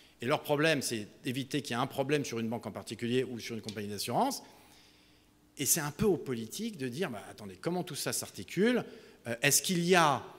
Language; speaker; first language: French; native; French